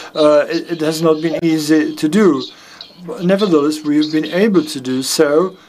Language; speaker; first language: English; non-native, fluent; Czech